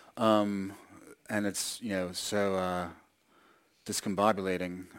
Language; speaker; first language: English; native; English